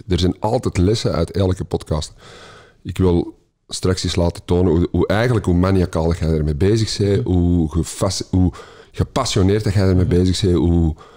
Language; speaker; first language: Dutch; native; Dutch